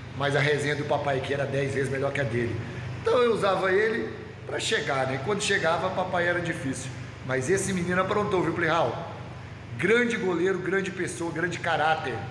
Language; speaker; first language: Portuguese; native; Portuguese